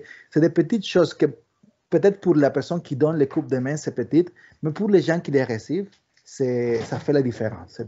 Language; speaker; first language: French; early bilingual, other home language; Spanish